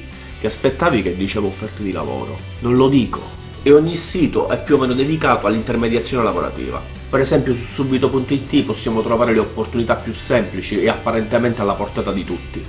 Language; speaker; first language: Italian; native; Italian